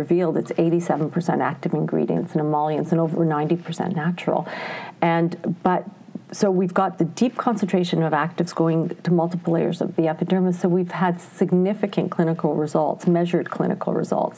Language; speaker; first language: English; native; English